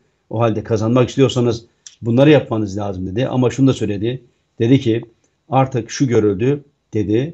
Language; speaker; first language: Turkish; native; Turkish